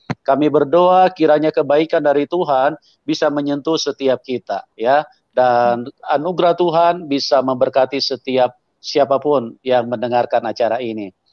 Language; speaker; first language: Indonesian; native; Indonesian